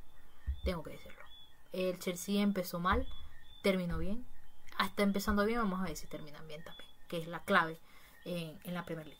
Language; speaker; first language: Spanish; native; Spanish